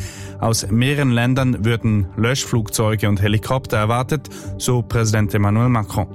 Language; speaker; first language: German; native; German